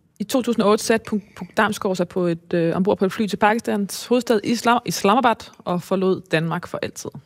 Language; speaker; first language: Danish; native; Danish